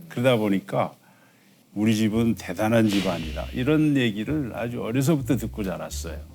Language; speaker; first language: Korean; native; Korean